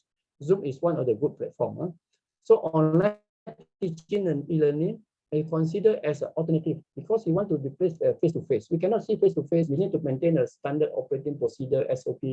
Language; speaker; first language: English; non-native, fluent; Malay